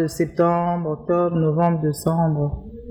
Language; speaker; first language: French; non-native, local second language; Luba-Lulua